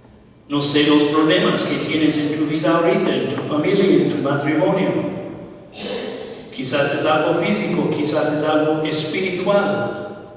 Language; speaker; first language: Spanish; non-native, fluent; English